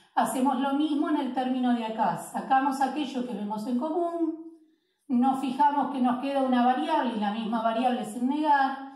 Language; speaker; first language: Spanish; native; Spanish